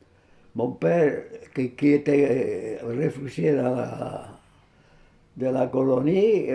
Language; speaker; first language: French; non-native, fluent; Spanish